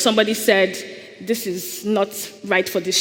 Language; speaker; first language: English; non-native, local second language; Igbo